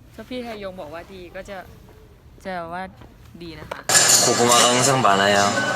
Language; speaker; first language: Thai; native; Thai